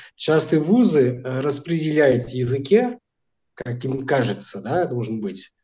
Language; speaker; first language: Russian; non-native, fluent; Portuguese